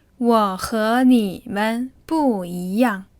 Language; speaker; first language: Chinese; non-native, fluent; Korean